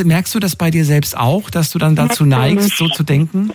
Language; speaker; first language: German; native; German